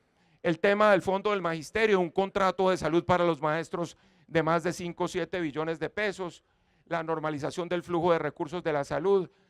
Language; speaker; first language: Spanish; native; Spanish